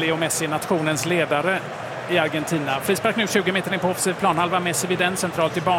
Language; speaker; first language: Swedish; native; Swedish